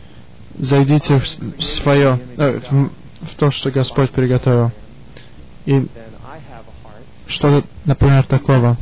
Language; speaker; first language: Russian; early bilingual, heritage; Russian